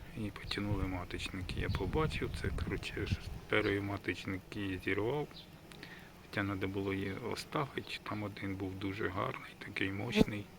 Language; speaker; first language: Ukrainian; native; Ukrainian